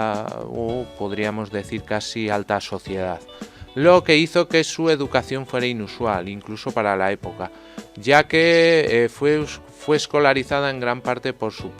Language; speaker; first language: Spanish; native; Spanish